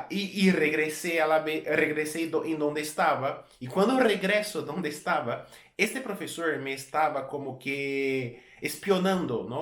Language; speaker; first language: Spanish; non-native, fluent; Portuguese